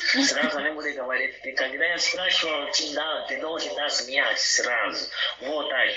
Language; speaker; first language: Russian; non-native, learner; Portuguese